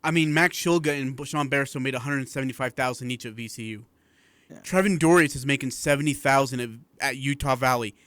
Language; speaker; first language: English; native; English